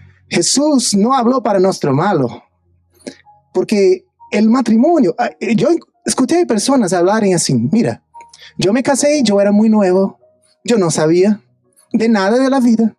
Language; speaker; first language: Spanish; non-native, fluent; Portuguese